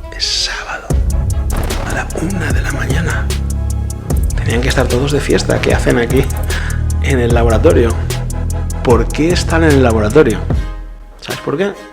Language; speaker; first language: Spanish; native; Spanish